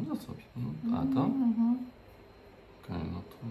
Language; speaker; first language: Polish; native; Polish